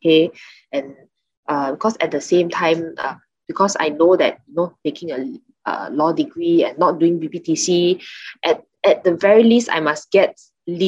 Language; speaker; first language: English; non-native, local second language; Chinese